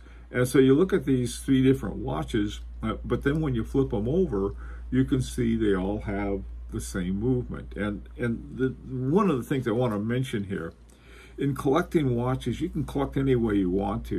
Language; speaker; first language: English; native; English